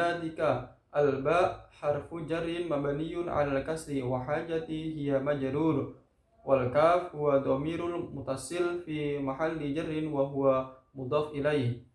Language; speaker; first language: Arabic; non-native, learner; Indonesian